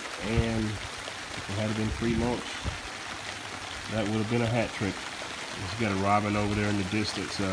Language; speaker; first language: English; native; English